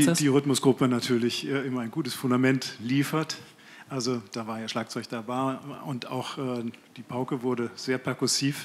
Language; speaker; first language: German; native; German